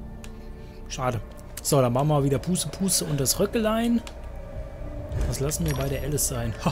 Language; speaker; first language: German; native; German